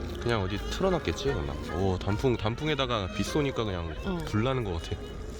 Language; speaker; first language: Korean; native; Korean